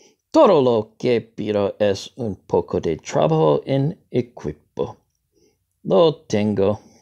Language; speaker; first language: Spanish; non-native, learner; English